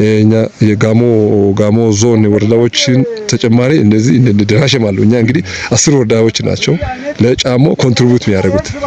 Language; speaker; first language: Amharic; non-native, local second language; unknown